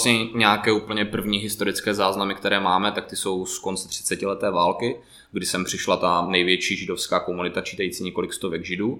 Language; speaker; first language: Czech; native; Czech